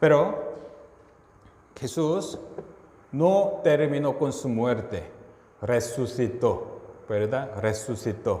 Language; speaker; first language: Spanish; non-native, fluent; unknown